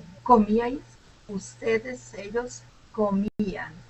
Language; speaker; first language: Spanish; non-native, fluent; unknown